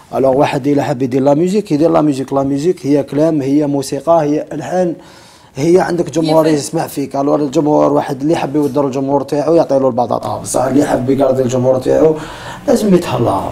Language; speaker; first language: Arabic; native; Arabic